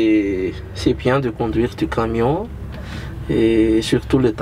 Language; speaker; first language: French; non-native, local second language; Malagasy